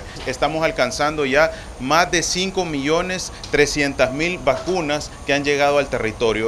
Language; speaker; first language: Spanish; native; Spanish